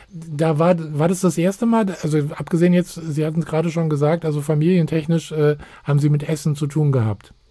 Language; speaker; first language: German; native; German